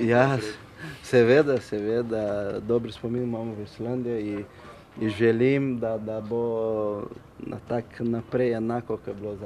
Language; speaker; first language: Slovenian; non-native, learner; Portuguese